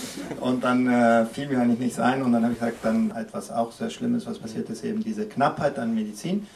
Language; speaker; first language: German; early bilingual, other home language; Spanish